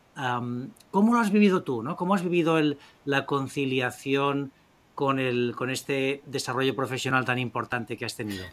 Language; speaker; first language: Spanish; native; Spanish